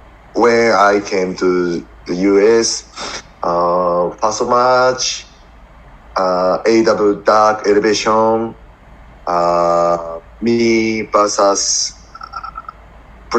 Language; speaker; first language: English; non-native, learner; Japanese